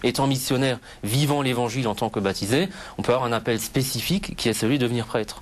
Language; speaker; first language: French; native; French